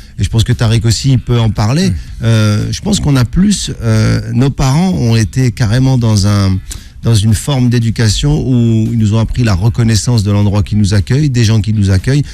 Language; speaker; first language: French; native; French